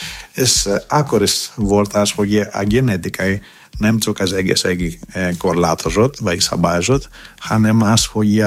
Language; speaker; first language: Hungarian; non-native, learner; Greek